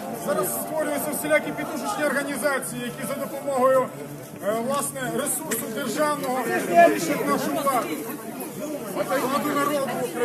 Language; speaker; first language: Ukrainian; native; Ukrainian